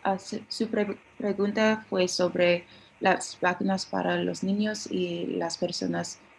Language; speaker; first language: Spanish; non-native, learner; English